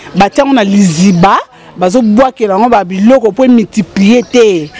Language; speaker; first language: Lingala; non-native, local second language; Mongo